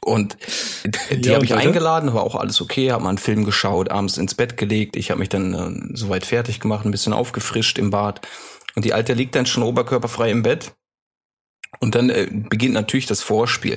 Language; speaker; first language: German; native; German